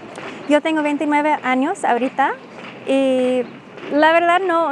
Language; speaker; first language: Spanish; non-native, fluent; English